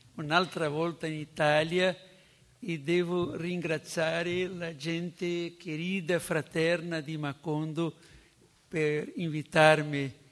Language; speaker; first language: Italian; non-native, learner; Portuguese